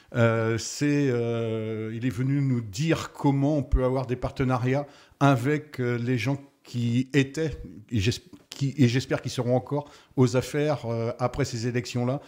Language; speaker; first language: French; native; French